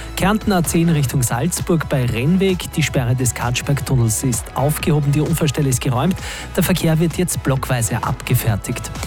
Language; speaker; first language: German; native; German